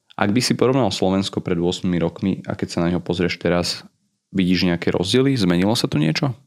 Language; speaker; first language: Slovak; native; Slovak